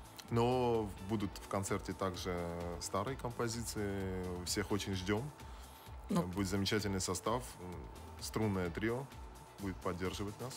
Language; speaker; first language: Russian; native; Russian